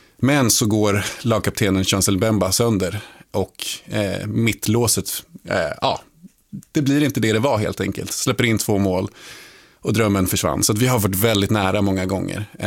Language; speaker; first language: Swedish; early bilingual, other home language; Lingala